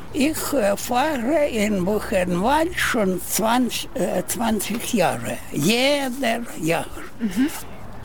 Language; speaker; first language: German; non-native, learner; Russian